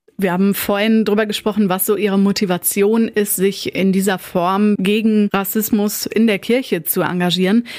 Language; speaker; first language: German; native; German